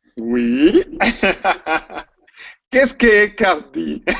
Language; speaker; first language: French; non-native, learner; Spanish